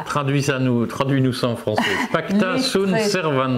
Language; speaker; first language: French; native; French